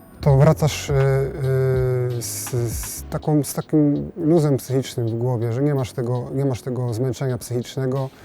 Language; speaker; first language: Polish; native; Polish